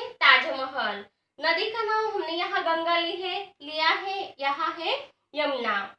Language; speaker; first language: Hindi; non-native, local second language; Marathi